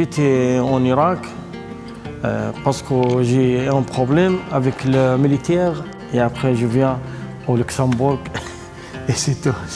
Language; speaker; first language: French; non-native, learner; Arabic